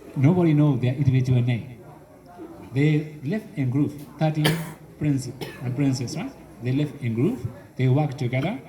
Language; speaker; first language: English; non-native, fluent; Burmese